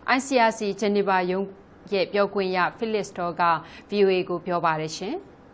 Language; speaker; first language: Burmese; native; Burmese